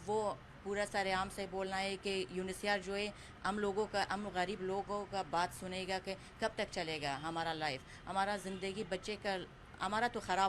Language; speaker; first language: Hindi; non-native, fluent; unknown